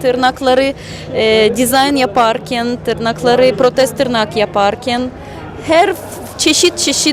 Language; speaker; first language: Turkish; non-native, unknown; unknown